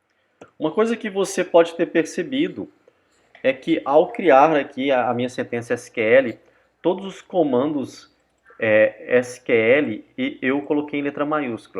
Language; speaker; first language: Portuguese; native; Portuguese